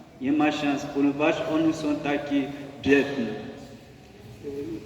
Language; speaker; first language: Polish; non-native, learner; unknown